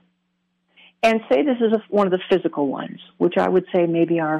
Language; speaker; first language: English; native; English